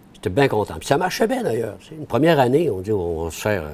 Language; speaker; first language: French; native; French